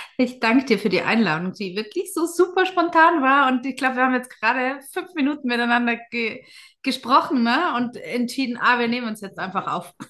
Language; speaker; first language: German; native; German